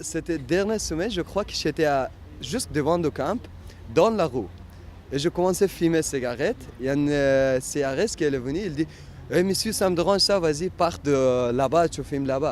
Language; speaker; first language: French; non-native, learner; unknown